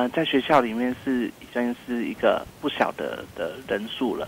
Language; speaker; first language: Chinese; non-native, fluent; Vietnamese